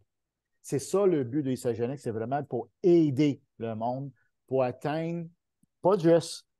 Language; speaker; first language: French; non-native, local second language; Italian